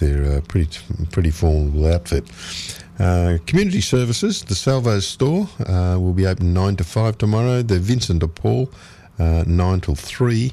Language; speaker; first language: English; native; English